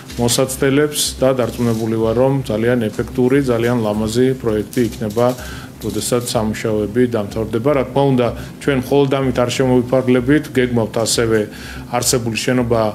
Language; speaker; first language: Georgian; native; Georgian